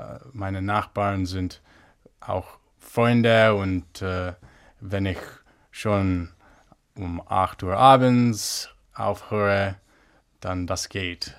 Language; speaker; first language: German; non-native, fluent; English